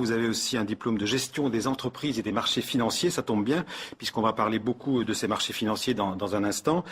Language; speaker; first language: French; native; French